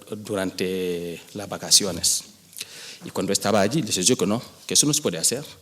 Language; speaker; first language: Spanish; non-native, fluent; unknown